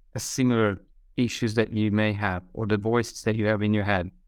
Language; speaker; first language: English; non-native, fluent; Hungarian